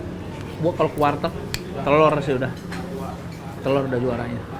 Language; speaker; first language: Indonesian; native; Indonesian